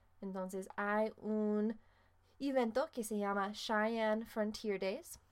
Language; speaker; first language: Spanish; non-native, fluent; English